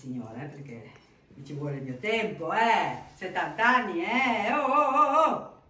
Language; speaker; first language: Italian; native; Italian